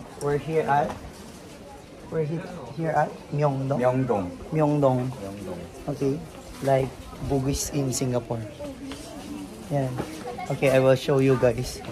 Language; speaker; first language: English; non-native, learner; Filipino